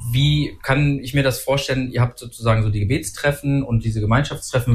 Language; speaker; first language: German; native; German